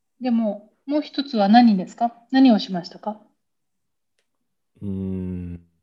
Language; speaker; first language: Japanese; native; Japanese